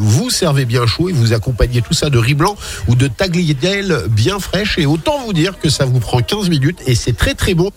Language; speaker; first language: French; native; French